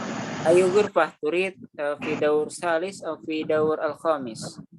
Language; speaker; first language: Arabic; non-native, fluent; Indonesian